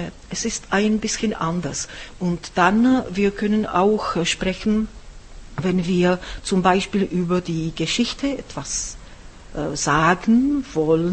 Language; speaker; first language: German; non-native, fluent; Czech